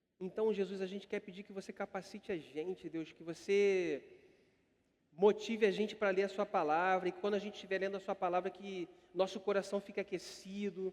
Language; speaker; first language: Portuguese; native; Portuguese